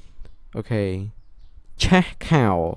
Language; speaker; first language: English; non-native, learner; Khmer